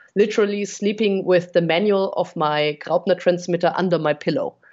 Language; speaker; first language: English; non-native, fluent; German